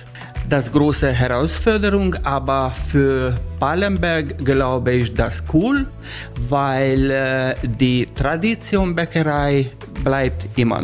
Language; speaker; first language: German; non-native, learner; Hungarian